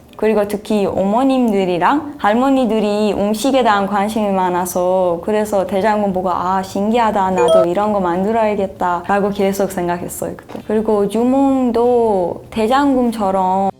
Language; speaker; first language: Korean; non-native, fluent; Persian